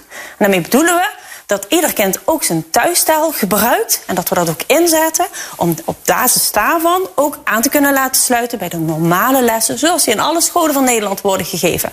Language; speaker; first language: Dutch; native; Dutch